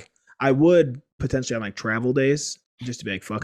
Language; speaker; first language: English; native; English